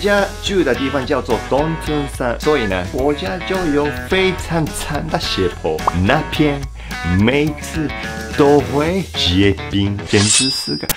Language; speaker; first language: Chinese; non-native, fluent; Japanese